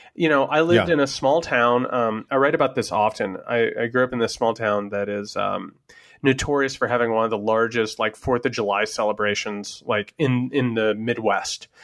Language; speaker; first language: English; native; English